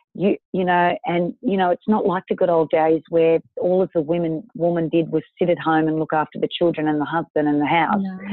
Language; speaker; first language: English; native; English